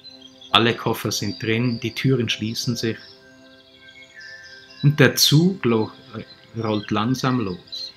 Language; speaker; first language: German; native; German